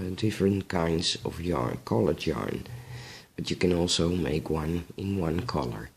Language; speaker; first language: English; non-native, fluent; Dutch